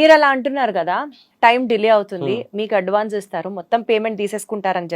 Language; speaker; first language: Telugu; native; Telugu